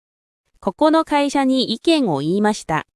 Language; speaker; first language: Japanese; non-native, fluent; Korean